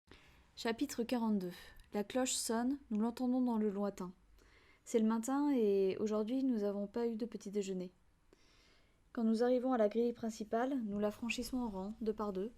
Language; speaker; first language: French; native; French